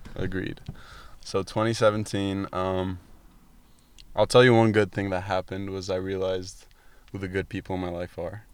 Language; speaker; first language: English; early bilingual, other home language; Arabic